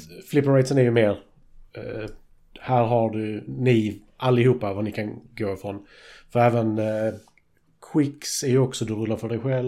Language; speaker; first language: Swedish; native; Swedish